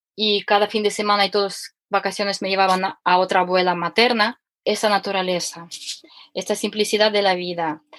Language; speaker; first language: Spanish; non-native, fluent; Ukrainian